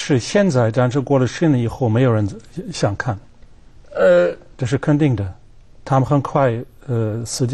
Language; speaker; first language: Chinese; non-native, fluent; German